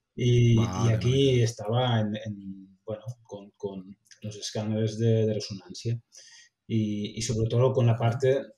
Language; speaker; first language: Spanish; non-native, fluent; Dutch